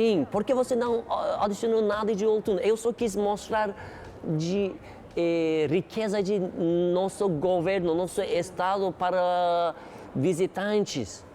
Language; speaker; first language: Portuguese; non-native, learner; Turkish